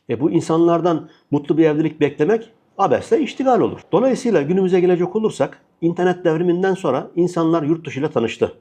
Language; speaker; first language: Turkish; native; Turkish